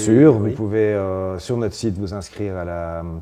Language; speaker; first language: French; native; French